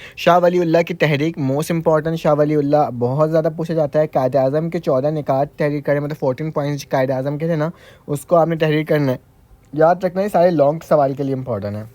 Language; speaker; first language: Urdu; native; Urdu